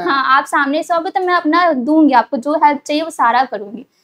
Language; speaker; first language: Hindi; native; Hindi